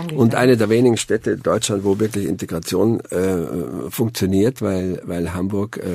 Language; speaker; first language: German; native; German